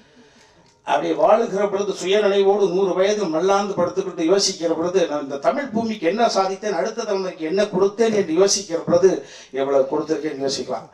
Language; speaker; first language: Tamil; native; Tamil